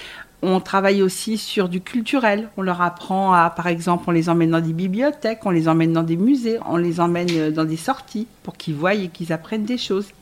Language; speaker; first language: French; native; French